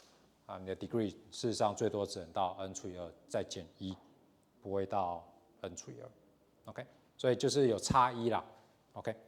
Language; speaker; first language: Chinese; native; Chinese